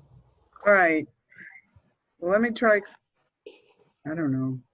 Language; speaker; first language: English; native; English